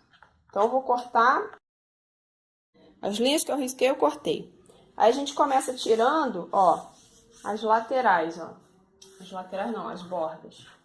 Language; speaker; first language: Portuguese; native; Portuguese